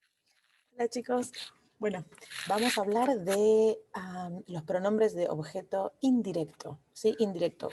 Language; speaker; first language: Spanish; non-native, fluent; English